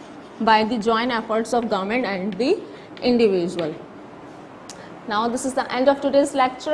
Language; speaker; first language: English; non-native, local second language; Urdu